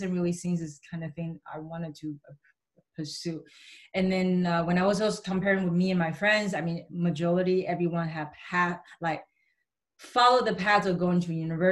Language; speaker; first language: English; native; English